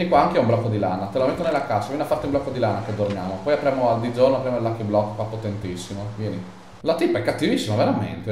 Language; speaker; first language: Italian; native; Italian